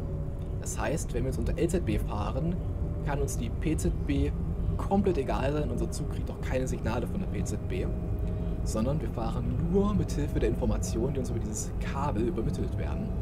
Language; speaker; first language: German; native; German